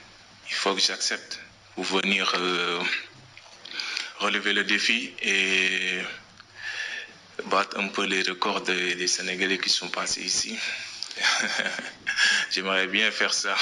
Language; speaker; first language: French; non-native, local second language; Wolof